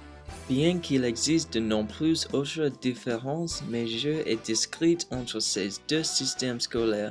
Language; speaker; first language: French; non-native, learner; English